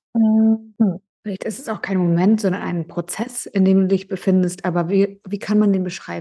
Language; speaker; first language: German; native; German